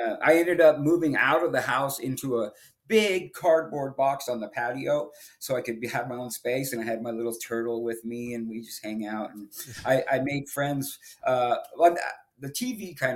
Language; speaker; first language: English; native; English